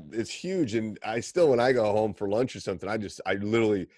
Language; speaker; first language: English; native; English